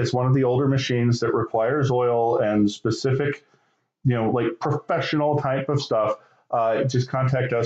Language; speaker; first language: English; native; English